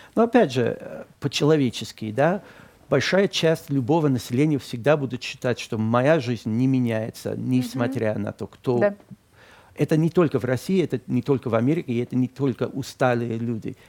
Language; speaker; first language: Russian; non-native, fluent; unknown